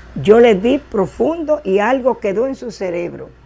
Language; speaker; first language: Spanish; native; Spanish